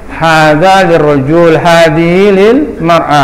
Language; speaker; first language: Arabic; non-native, fluent; Indonesian